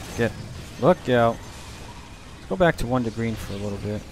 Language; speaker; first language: English; native; English